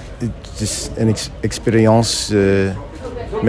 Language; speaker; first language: French; non-native, learner; English